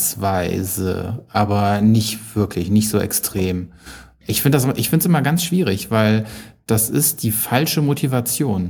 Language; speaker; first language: German; native; German